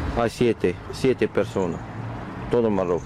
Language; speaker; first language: Spanish; non-native, learner; Arabic